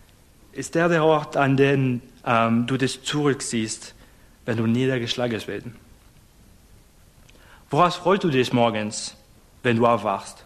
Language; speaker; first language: German; non-native, fluent; English